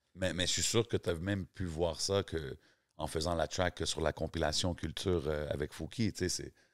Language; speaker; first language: French; native; French